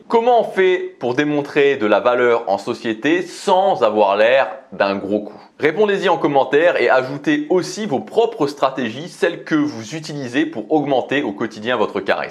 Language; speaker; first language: French; native; French